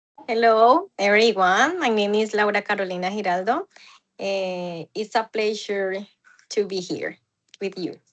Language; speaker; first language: English; non-native, learner; Spanish